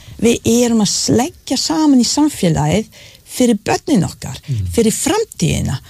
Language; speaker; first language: Icelandic; non-native, fluent; Bosnian